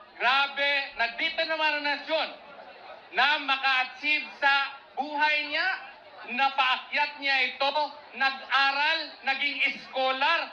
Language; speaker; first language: Filipino; non-native, local second language; Cebuano